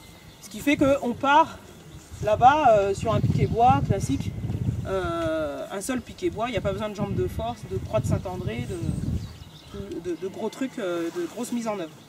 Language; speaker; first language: French; native; French